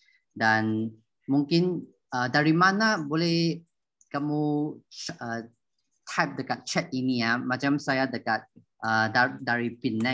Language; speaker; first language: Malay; non-native, local second language; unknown